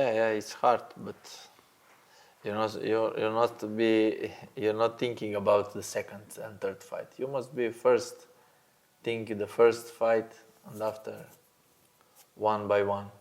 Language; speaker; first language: English; non-native, learner; Slovenian